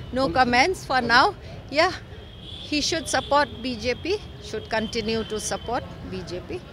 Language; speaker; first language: Hindi; non-native, local second language; Assamese